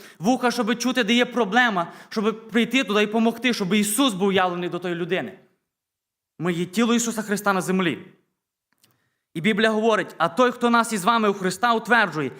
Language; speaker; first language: Ukrainian; native; Ukrainian